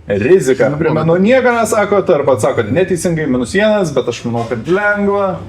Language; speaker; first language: Lithuanian; native; Lithuanian